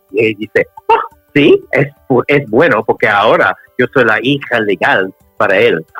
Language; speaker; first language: Spanish; non-native, learner; English